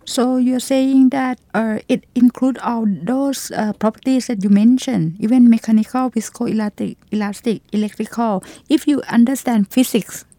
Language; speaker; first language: English; non-native, fluent; Thai